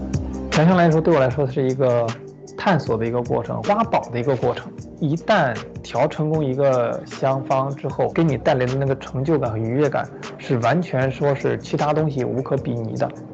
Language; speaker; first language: Chinese; native; Chinese